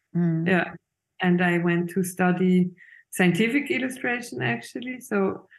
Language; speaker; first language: English; non-native, fluent; Swiss German